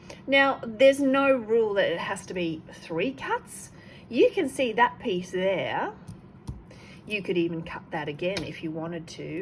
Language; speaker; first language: English; native; English